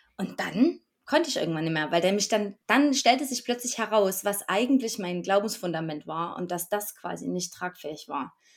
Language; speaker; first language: German; native; German